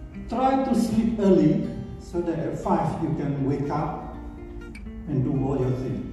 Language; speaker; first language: English; non-native, local second language; Malay